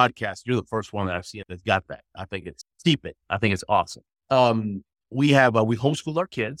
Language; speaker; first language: English; early bilingual, other home language; Spanish